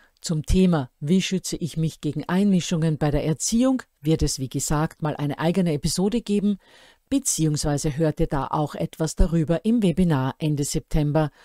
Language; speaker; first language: German; native; German